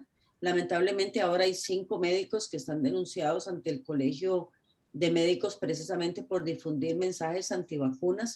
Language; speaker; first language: Spanish; native; Spanish